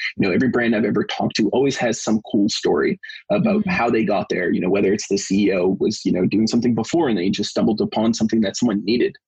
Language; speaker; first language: English; native; English